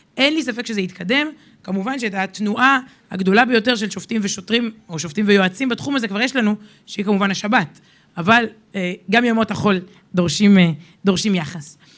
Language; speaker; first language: Hebrew; native; Hebrew